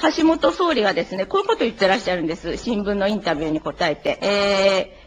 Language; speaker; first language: Japanese; native; Japanese